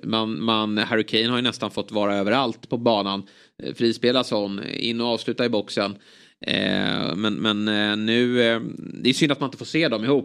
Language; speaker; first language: Swedish; native; Swedish